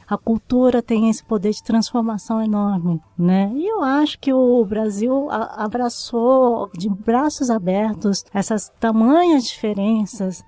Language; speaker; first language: Portuguese; early bilingual, other home language; Japanese